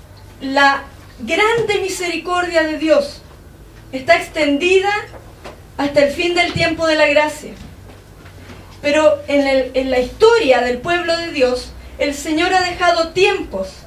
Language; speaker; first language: Spanish; native; Spanish